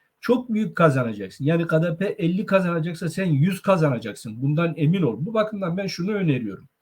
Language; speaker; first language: Turkish; non-native, local second language; Zaza